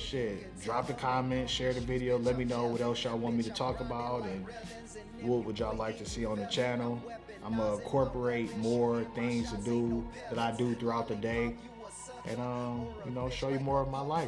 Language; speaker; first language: English; native; English